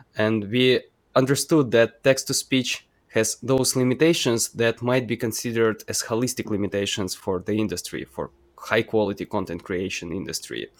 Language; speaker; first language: English; non-native, fluent; Ukrainian